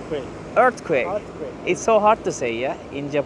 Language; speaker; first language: English; non-native, learner; Turkish